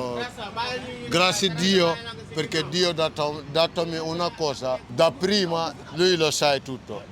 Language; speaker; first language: Italian; non-native, learner; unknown